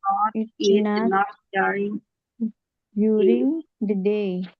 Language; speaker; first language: English; non-native, learner; Indonesian